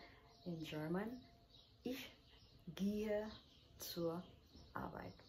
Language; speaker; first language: German; non-native, fluent; Cebuano